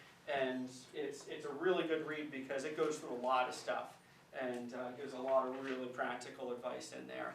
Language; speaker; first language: English; native; English